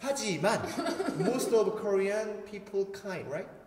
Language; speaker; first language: English; non-native, learner; Korean